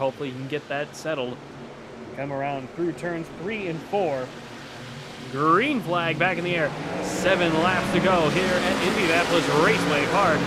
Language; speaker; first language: English; native; English